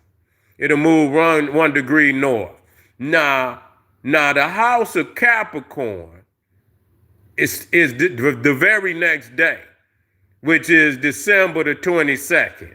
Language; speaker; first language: English; native; English